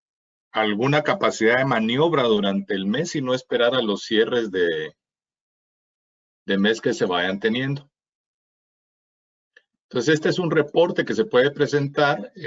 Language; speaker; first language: Spanish; native; Spanish